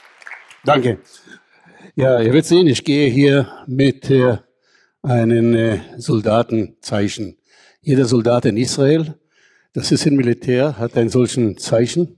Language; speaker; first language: German; non-native, fluent; Hebrew